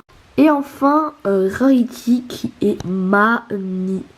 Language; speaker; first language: French; native; French